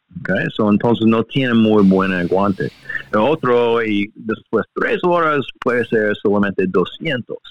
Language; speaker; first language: Spanish; non-native, learner; English